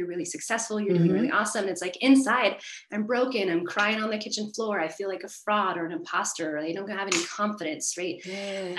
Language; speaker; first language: English; native; English